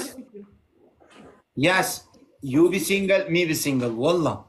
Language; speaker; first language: English; non-native, learner; Pashto